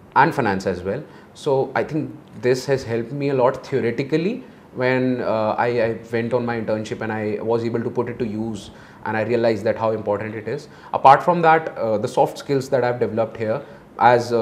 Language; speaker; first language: English; non-native, local second language; Hindi